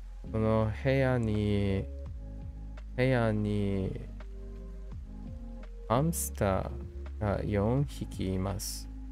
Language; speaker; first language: Japanese; non-native, learner; English